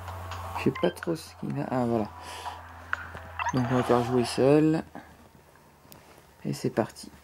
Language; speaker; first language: French; native; French